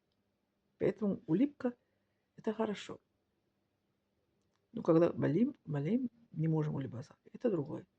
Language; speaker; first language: Russian; non-native, learner; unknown